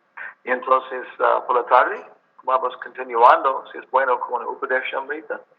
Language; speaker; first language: Spanish; non-native, learner; English